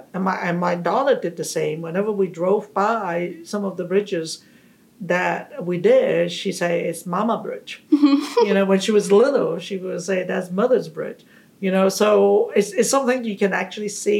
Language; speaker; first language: English; non-native, local second language; Cantonese